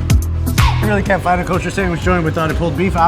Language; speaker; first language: English; native; English